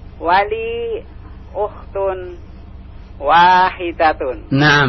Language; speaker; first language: Arabic; non-native, learner; Indonesian